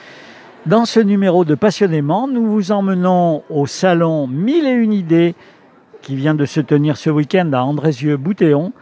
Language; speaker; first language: French; native; French